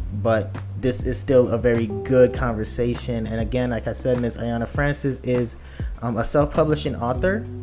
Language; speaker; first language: English; early bilingual, other home language; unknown